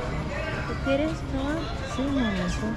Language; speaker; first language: Spanish; non-native, learner; English